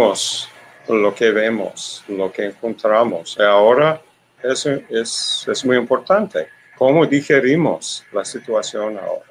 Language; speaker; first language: Spanish; non-native, learner; English